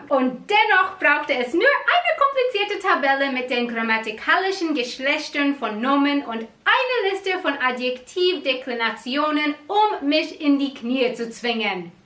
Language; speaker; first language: German; non-native, fluent; English